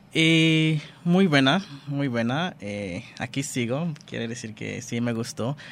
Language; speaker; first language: Spanish; non-native, fluent; Dutch